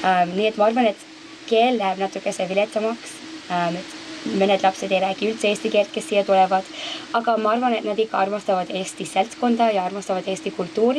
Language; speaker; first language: Estonian; early bilingual, heritage; Estonian